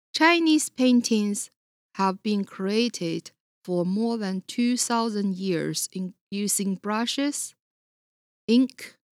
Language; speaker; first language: English; non-native, fluent; Chinese